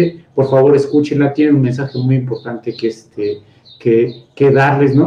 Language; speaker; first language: Spanish; native; Spanish